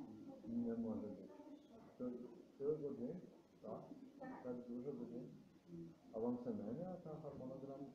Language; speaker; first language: Polish; non-native, learner; Croatian